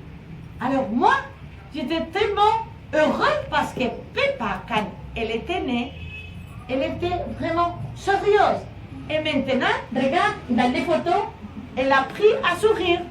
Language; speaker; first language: French; non-native, learner; Spanish